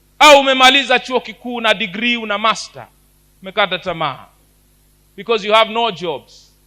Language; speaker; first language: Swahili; native; Swahili